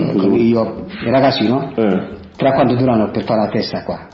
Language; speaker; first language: Italian; non-native, learner; Tigrinya